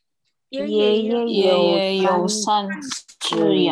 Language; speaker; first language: Chinese; non-native, learner; Indonesian